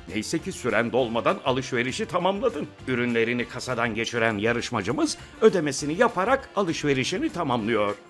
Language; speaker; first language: Turkish; native; Turkish